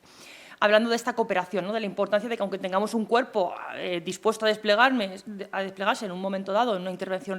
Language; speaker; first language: Spanish; native; Spanish